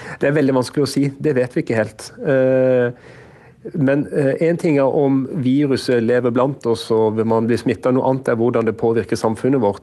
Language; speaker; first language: Norwegian; native; Norwegian